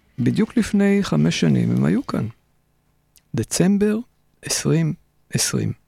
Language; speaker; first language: Hebrew; native; Hebrew